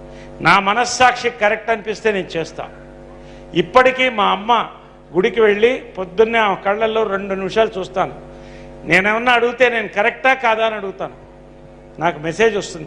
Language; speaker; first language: Telugu; native; Telugu